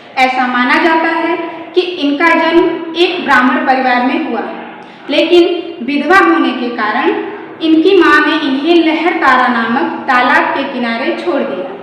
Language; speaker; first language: Hindi; native; Hindi